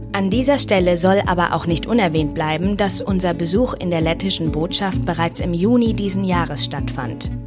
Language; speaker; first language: German; native; German